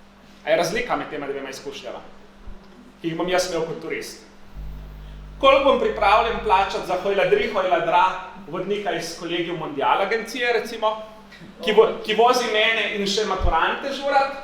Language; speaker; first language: Slovenian; native; Slovenian